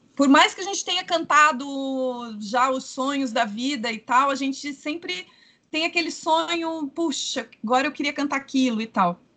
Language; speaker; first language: Portuguese; native; Portuguese